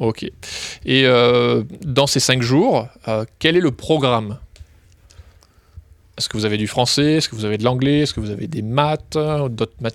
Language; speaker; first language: French; native; French